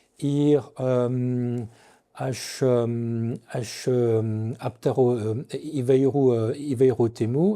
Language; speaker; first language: Lithuanian; non-native, fluent; French